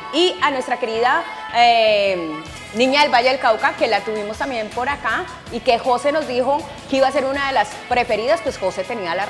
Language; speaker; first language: Spanish; native; Spanish